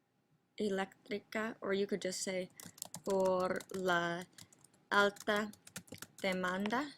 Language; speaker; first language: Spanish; non-native, fluent; English